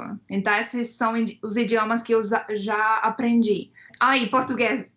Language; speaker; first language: Portuguese; non-native, fluent; Estonian